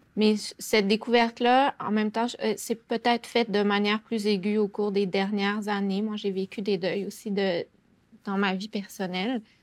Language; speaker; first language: French; native; French